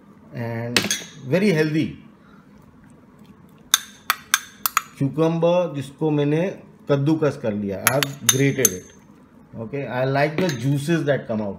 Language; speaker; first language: English; non-native, local second language; Hindi